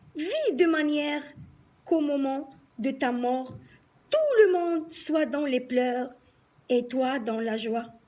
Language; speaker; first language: French; non-native, local second language; Arabic